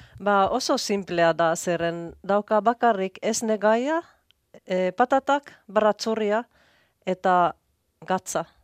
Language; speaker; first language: Basque; non-native, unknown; Finnish